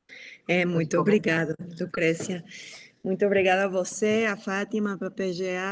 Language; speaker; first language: Portuguese; non-native, fluent; Spanish